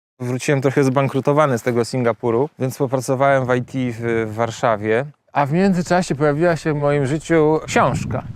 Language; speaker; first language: Polish; native; Polish